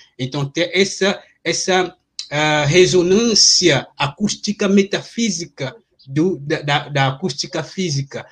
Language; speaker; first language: Portuguese; non-native, fluent; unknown